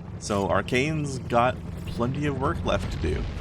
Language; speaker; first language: English; native; English